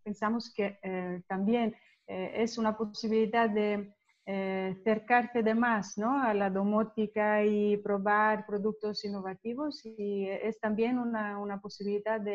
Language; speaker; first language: Spanish; non-native, learner; Italian